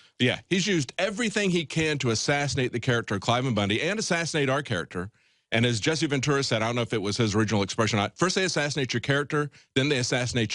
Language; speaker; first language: English; native; English